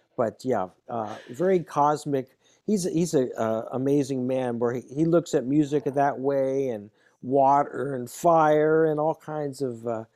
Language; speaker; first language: English; native; English